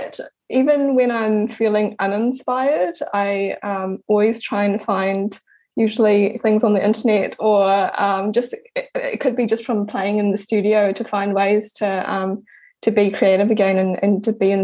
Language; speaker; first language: English; native; English